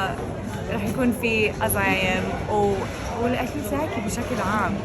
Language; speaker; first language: Arabic; non-native, fluent; English